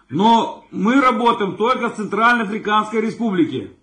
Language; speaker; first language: Russian; native; Russian